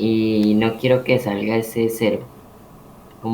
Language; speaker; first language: Spanish; native; Spanish